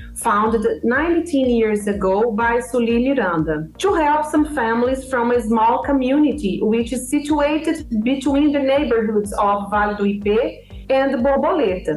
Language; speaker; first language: English; non-native, fluent; Portuguese